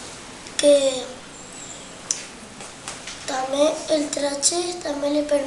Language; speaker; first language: Catalan; non-native, local second language; Spanish